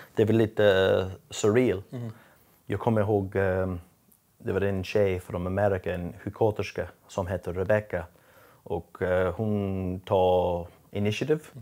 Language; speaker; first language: Swedish; non-native, fluent; English